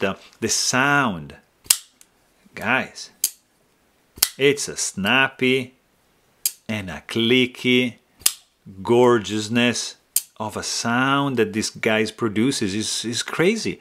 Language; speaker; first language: English; non-native, fluent; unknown